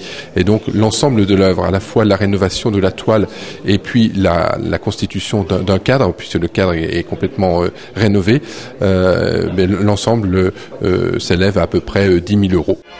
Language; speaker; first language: French; native; French